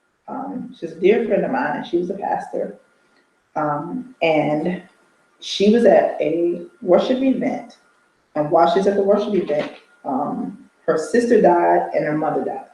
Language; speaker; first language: English; native; English